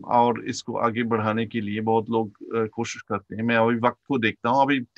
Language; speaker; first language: Hindi; non-native, fluent; German